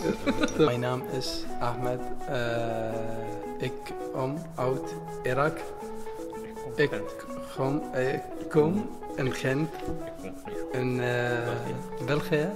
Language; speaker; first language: Dutch; non-native, learner; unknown